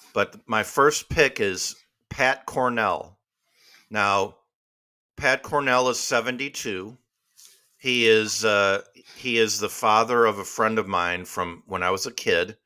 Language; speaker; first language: English; native; English